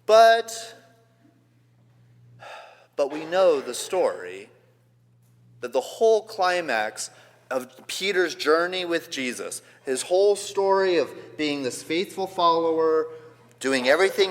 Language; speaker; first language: English; native; English